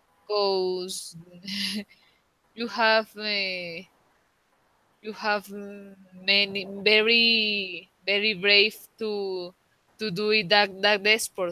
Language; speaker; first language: English; non-native, learner; Spanish